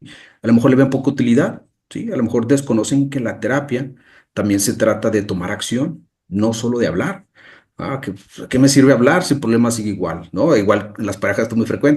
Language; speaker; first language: Spanish; native; Spanish